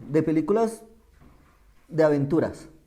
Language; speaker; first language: Spanish; native; Spanish